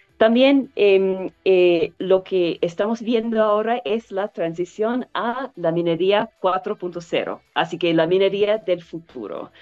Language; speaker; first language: Spanish; non-native, fluent; English